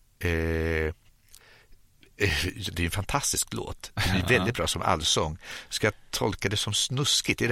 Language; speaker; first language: Swedish; native; Swedish